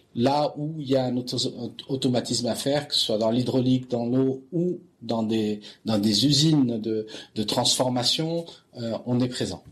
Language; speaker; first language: French; non-native, local second language; Arabic